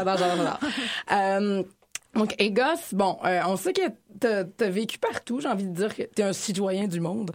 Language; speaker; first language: French; native; French